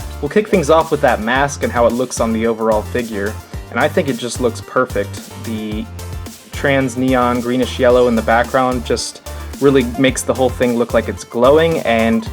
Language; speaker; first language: English; native; English